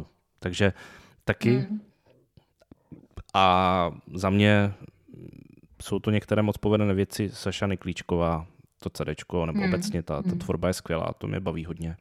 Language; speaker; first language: Czech; native; Czech